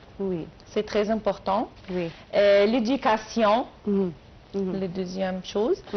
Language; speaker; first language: French; non-native, learner; Arabic